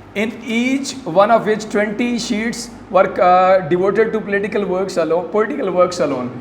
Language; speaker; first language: English; non-native, local second language; Urdu